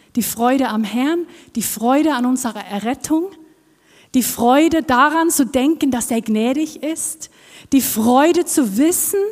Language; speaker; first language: German; non-native, fluent; Norwegian